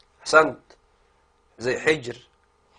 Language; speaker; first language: Arabic; native; Arabic